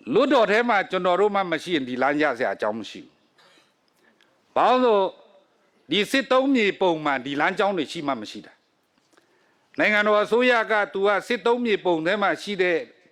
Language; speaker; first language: Burmese; non-native, local second language; Pa'o Karen